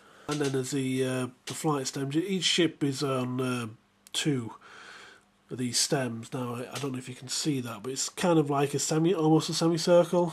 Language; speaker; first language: English; native; English